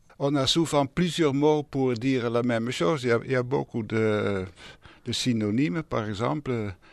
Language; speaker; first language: French; native; French